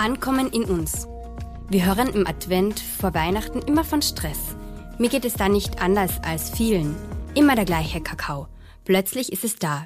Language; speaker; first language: German; native; German